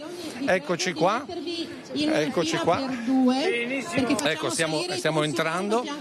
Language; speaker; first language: Italian; native; Italian